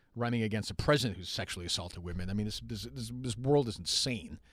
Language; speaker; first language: English; native; English